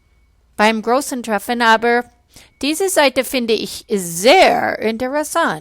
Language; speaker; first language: German; non-native, fluent; English